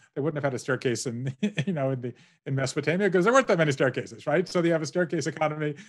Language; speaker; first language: English; native; English